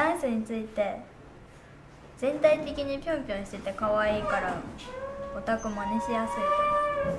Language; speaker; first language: Japanese; native; Japanese